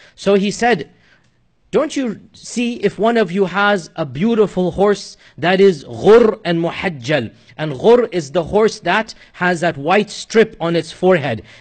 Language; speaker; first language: English; native; English